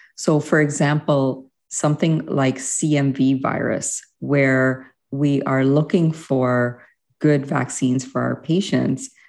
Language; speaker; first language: English; early bilingual, other home language; Hindi